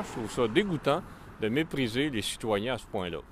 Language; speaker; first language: French; native; French